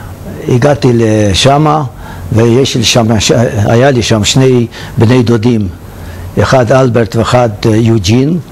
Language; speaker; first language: Hebrew; non-native, fluent; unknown